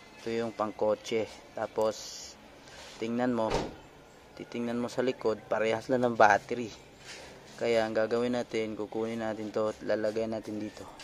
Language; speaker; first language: Filipino; non-native, local second language; Cebuano